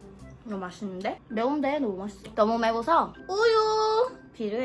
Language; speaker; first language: Korean; non-native, learner; Filipino